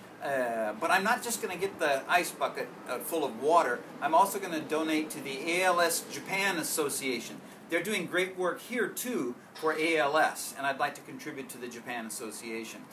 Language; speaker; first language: English; native; English